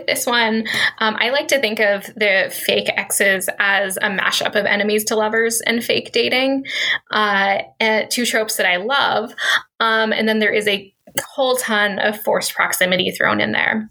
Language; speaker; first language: English; native; English